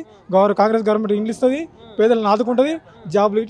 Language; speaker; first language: Telugu; native; Telugu